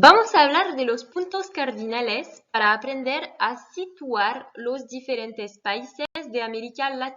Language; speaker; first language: Spanish; non-native, fluent; French